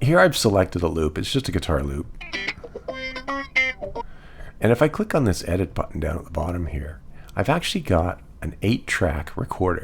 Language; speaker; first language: English; native; English